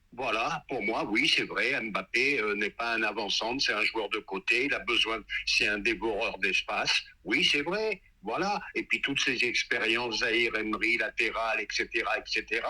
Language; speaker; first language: French; native; French